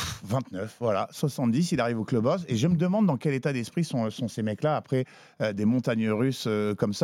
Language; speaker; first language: French; native; French